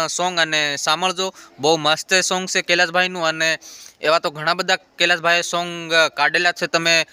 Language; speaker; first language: Gujarati; non-native, local second language; Bhili